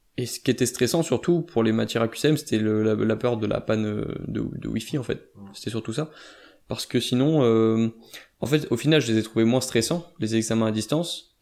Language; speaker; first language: French; native; French